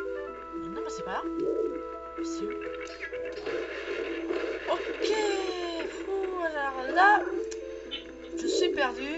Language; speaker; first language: French; native; French